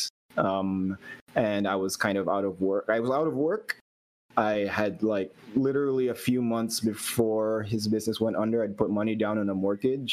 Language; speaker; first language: English; non-native, local second language; Filipino